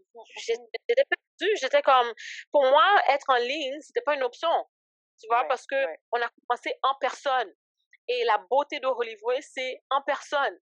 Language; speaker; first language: French; early bilingual, other home language; Haitian Creole